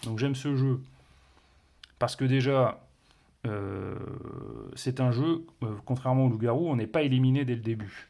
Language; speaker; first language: French; native; French